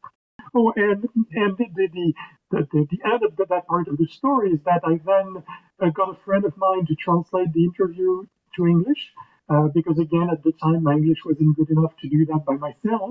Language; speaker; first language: English; non-native, fluent; French